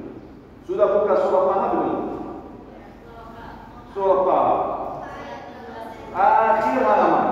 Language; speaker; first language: Indonesian; non-native, learner; Arabic